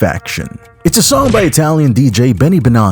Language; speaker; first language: English; native; English